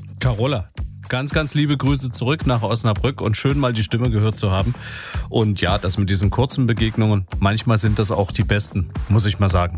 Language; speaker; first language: German; native; German